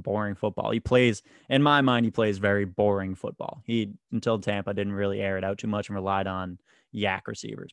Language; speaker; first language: English; native; English